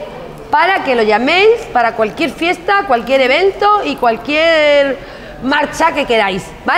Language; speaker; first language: Spanish; native; Spanish